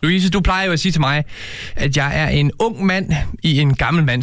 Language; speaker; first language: Danish; native; Danish